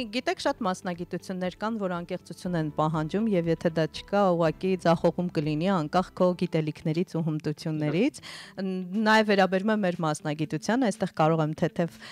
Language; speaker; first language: Armenian; native; Armenian